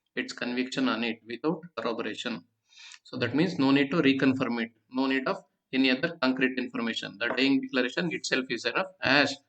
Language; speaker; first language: English; non-native, local second language; Kannada